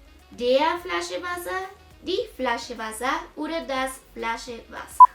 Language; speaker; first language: German; non-native, fluent; Spanish